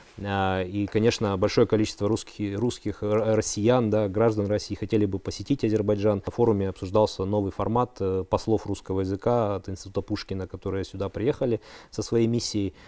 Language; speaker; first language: Russian; native; Russian